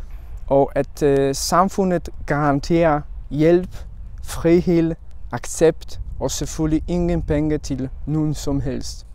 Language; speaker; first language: Danish; non-native, learner; Polish